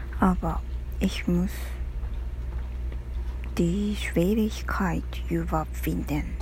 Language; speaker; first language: German; non-native, learner; Japanese